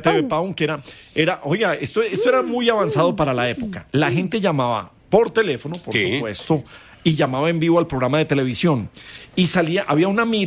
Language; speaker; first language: Spanish; native; Spanish